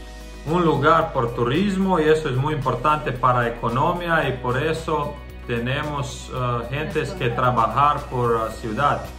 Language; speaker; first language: Spanish; non-native, learner; Croatian